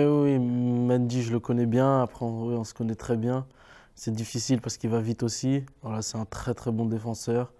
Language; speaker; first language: French; native; French